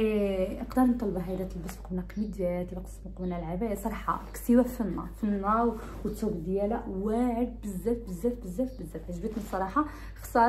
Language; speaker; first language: Arabic; early bilingual, heritage; Arabic